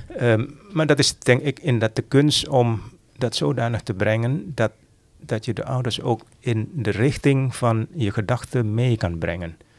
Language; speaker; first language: Dutch; non-native, fluent; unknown